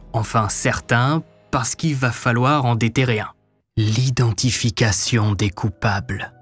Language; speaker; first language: French; native; French